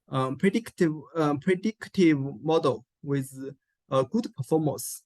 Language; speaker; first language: English; non-native, learner; Chinese